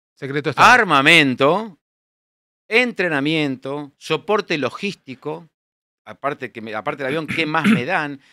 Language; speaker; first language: Spanish; native; Spanish